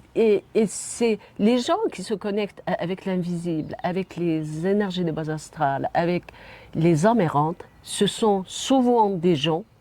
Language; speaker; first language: French; non-native, fluent; Mongolian